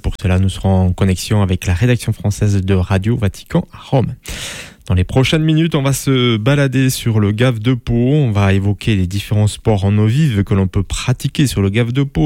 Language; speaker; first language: French; native; French